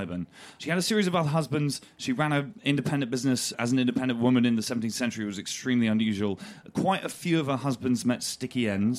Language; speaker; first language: English; native; English